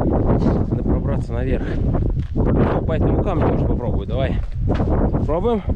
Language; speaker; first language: Russian; native; Russian